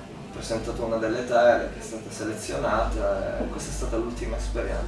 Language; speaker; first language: Italian; native; Italian